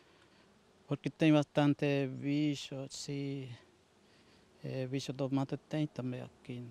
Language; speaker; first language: Portuguese; non-native, local second language; Guarani